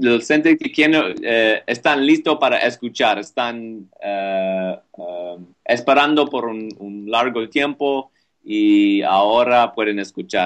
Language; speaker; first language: Spanish; non-native, learner; English